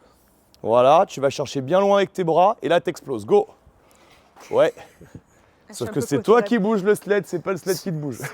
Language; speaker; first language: French; native; French